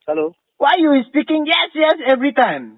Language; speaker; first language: English; non-native, learner; Manipuri